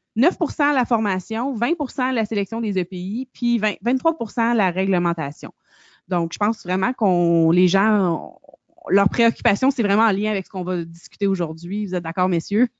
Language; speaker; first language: French; native; French